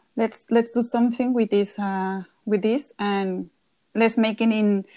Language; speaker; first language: English; non-native, fluent; Spanish